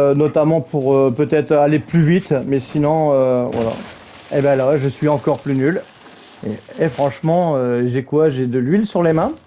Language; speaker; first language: French; native; French